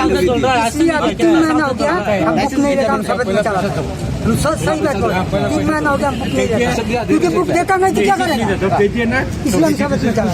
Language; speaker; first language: Hindi; non-native, local second language; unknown